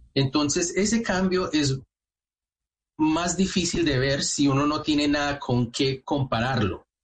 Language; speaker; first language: Spanish; native; Spanish